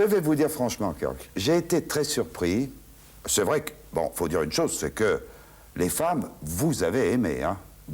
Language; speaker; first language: French; native; French